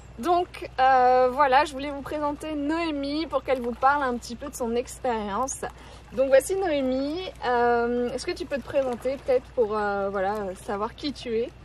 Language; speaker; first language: French; native; French